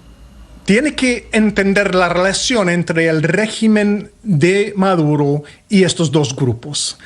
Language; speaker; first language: Spanish; non-native, fluent; English